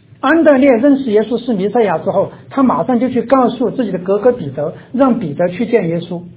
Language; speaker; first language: Chinese; native; Chinese